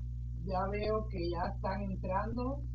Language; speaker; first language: Spanish; native; Spanish